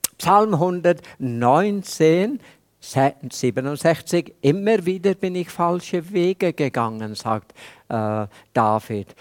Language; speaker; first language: German; non-native, fluent; Welsh